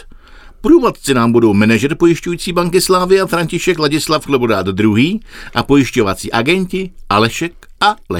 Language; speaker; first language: Czech; native; Czech